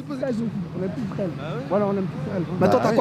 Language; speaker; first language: French; native; French